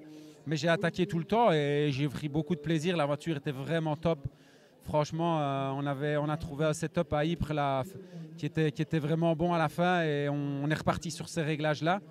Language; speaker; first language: French; native; French